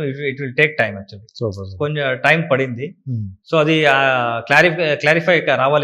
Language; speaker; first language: Telugu; non-native, learner; Kannada